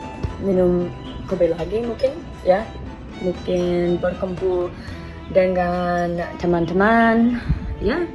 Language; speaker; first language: Indonesian; non-native, learner; English